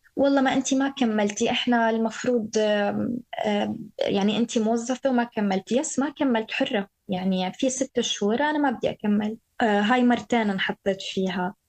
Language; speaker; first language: Arabic; native; Arabic